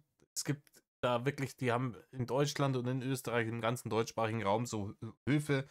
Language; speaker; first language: German; native; German